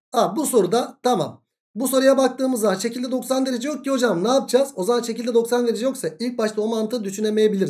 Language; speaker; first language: Turkish; native; Turkish